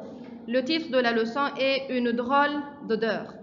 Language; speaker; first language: French; non-native, fluent; Arabic